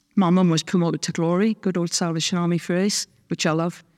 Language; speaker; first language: English; native; English